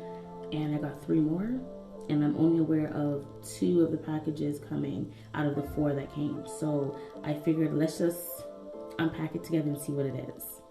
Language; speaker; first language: English; native; English